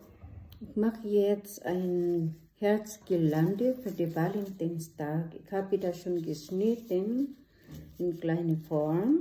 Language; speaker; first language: German; non-native, learner; Filipino